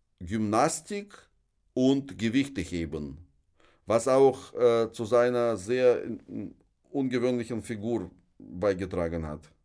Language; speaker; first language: German; non-native, fluent; Russian